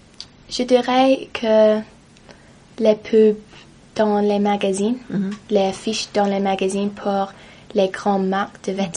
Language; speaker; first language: French; non-native, learner; English